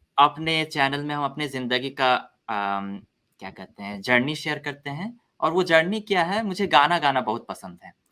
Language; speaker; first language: Hindi; early bilingual, other home language; Korean